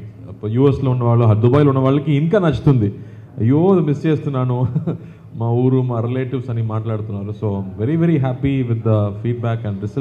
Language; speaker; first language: Telugu; non-native, fluent; Tamil